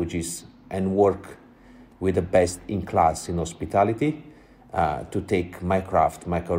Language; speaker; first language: English; non-native, fluent; Italian